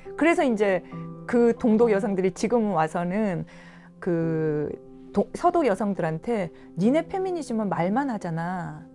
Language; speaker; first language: Korean; native; Korean